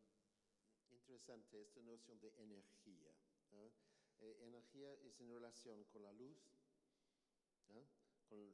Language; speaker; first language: Spanish; non-native, learner; English